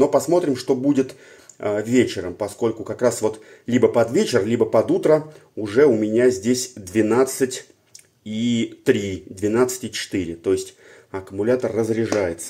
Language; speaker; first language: Russian; native; Russian